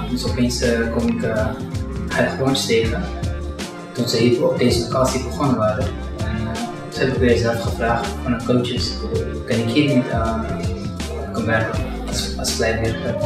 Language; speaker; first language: Dutch; non-native, fluent; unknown